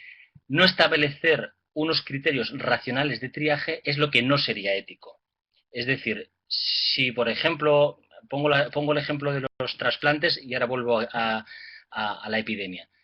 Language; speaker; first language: Spanish; native; Spanish